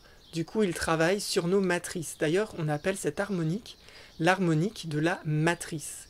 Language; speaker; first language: French; native; French